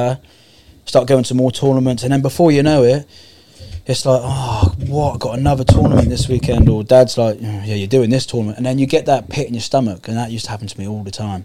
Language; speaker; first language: English; native; English